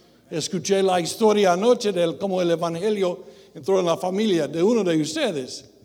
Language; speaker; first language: Spanish; non-native, fluent; English